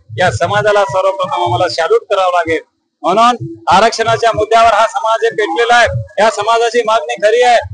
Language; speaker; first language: Marathi; non-native, local second language; Lambadi